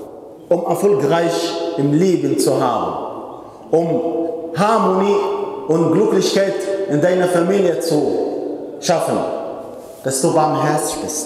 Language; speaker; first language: German; non-native, fluent; Arabic